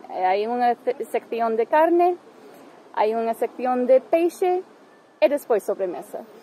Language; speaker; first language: Galician; non-native, fluent; English